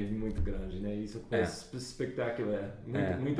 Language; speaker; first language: Portuguese; non-native, fluent; English